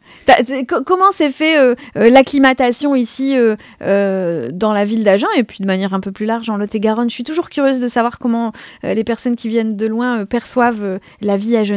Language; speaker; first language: French; native; French